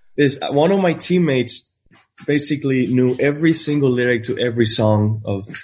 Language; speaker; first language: English; non-native, fluent; Spanish